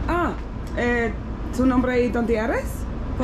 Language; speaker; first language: Spanish; non-native, learner; English